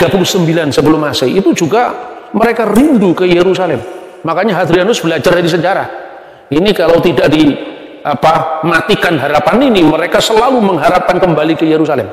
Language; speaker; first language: Indonesian; native; Indonesian